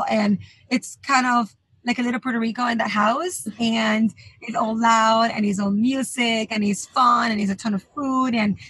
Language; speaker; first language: English; non-native, fluent; Spanish